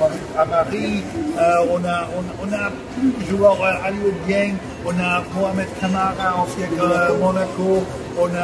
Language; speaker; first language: French; non-native, fluent; Dutch